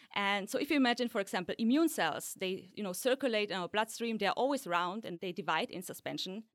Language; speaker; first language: English; early bilingual, other home language; Polish